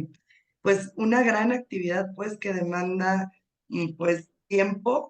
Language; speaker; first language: Spanish; native; Spanish